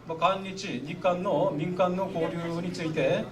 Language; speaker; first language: Japanese; non-native, fluent; Korean